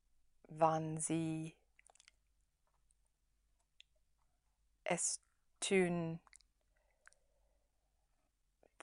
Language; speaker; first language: German; non-native, learner; English